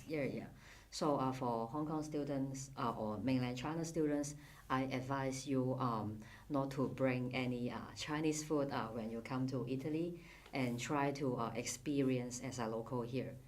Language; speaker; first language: English; non-native, fluent; Cantonese